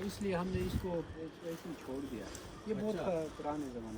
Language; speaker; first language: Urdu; non-native, local second language; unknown